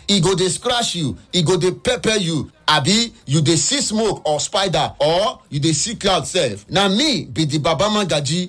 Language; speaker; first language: Nigerian Pidgin; native; Nigerian Pidgin